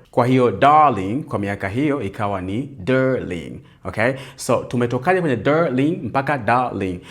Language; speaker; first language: Swahili; native; Swahili